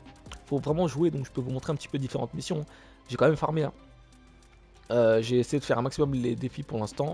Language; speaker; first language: French; native; French